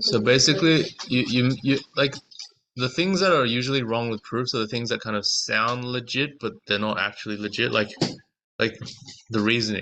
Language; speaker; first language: English; native; English